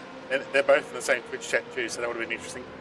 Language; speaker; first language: English; native; English